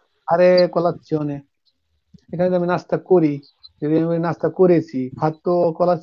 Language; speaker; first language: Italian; non-native, learner; Bangla